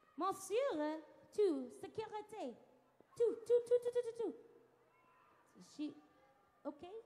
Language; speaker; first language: French; non-native, learner; English